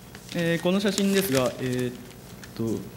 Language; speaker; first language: Japanese; native; Japanese